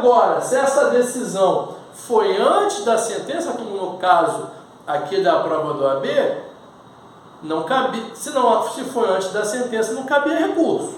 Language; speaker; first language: Portuguese; native; Portuguese